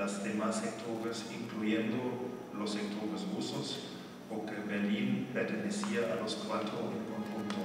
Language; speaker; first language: Spanish; non-native, fluent; German